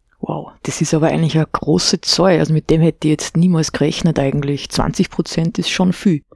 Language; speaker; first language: German; native; German